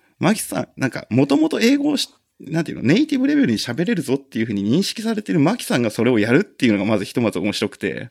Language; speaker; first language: Japanese; native; Japanese